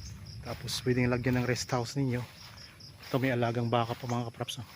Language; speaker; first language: Filipino; native; Filipino